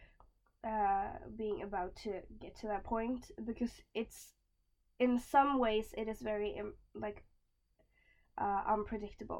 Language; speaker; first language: English; non-native, fluent; Swedish